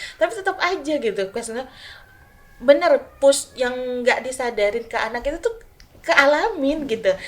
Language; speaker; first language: Indonesian; non-native, local second language; Sundanese